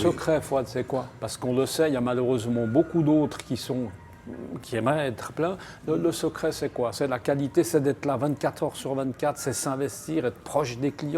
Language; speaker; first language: French; native; French